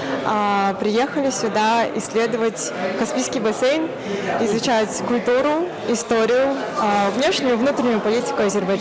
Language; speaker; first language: Russian; non-native, fluent; Kyrgyz